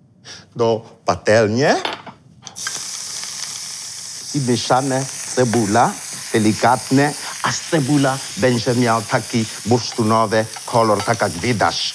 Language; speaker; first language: Polish; non-native, learner; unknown